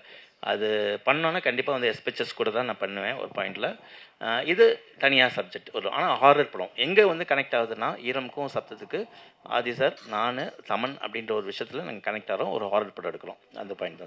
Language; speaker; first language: Tamil; native; Tamil